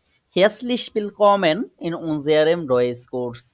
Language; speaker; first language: German; non-native, fluent; Bangla